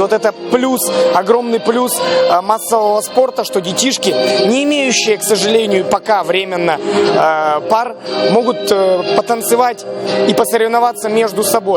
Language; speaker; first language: Russian; native; Russian